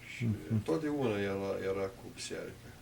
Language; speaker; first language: Romanian; early bilingual, heritage; Romanian